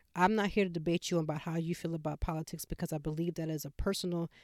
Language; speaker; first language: English; native; English